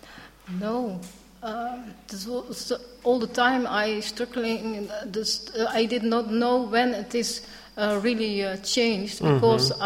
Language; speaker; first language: English; non-native, learner; Dutch